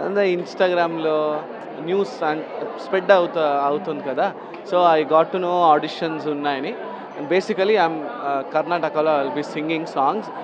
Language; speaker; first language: Telugu; non-native, learner; Kannada